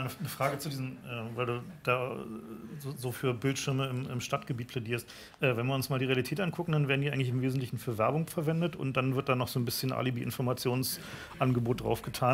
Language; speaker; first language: German; native; German